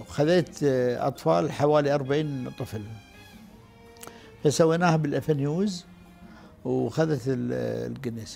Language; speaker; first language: Arabic; native; Arabic